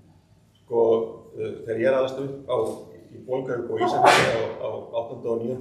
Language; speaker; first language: Icelandic; native; Icelandic